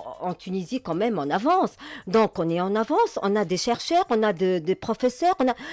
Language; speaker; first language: French; non-native, local second language; Arabic